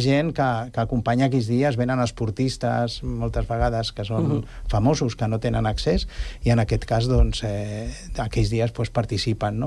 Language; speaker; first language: Catalan; native; Catalan